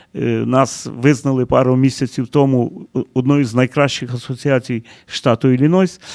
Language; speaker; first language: Ukrainian; early bilingual, heritage; Ukrainian